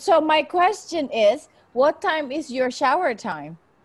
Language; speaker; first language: English; non-native, fluent; Indonesian